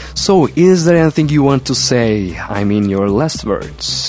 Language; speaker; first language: English; non-native, fluent; Turkish